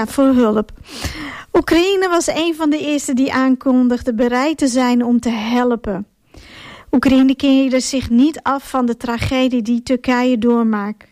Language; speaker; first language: Dutch; non-native, fluent; Ukrainian